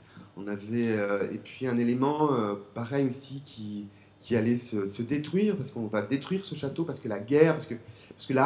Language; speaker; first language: French; native; French